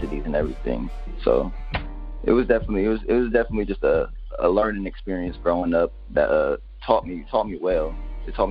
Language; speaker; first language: English; native; English